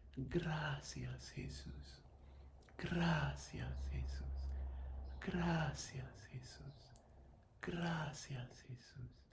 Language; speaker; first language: Spanish; non-native, fluent; English